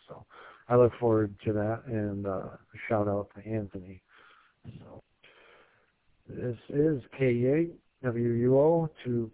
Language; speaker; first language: English; native; English